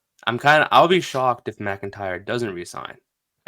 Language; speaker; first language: English; native; English